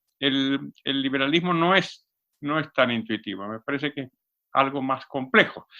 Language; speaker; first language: Spanish; native; Spanish